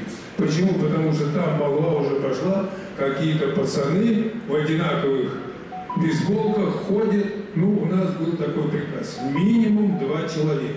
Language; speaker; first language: Russian; native; Russian